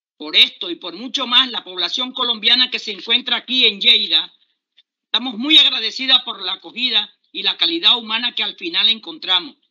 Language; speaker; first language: Spanish; native; Spanish